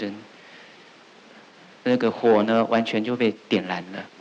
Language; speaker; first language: Chinese; native; Chinese